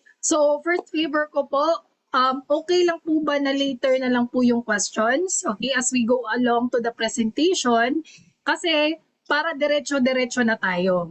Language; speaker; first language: Filipino; non-native, local second language; Cebuano